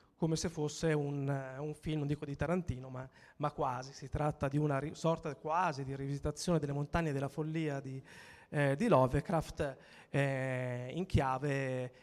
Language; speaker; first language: Italian; native; Italian